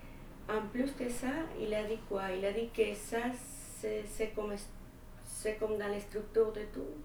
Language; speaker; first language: French; non-native, fluent; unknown